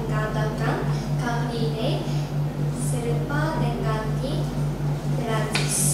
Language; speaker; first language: Indonesian; non-native, learner; Japanese